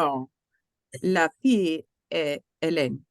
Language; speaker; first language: French; non-native, learner; English